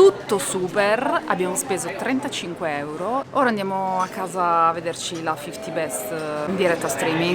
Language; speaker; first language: Italian; native; Italian